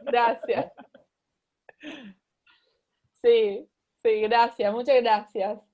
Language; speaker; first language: Spanish; early bilingual, heritage; Spanish